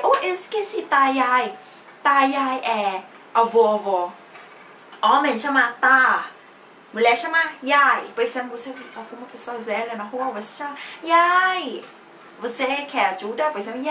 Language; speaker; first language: Portuguese; non-native, fluent; Thai